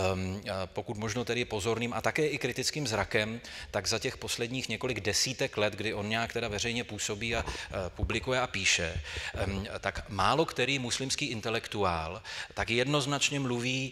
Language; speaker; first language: Czech; native; Czech